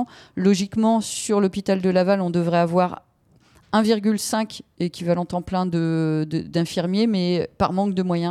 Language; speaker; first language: French; native; French